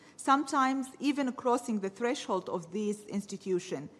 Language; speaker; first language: English; early bilingual, other home language; Arabic